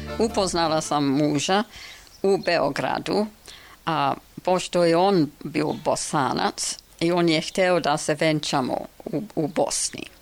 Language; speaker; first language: Serbian; non-native, fluent; English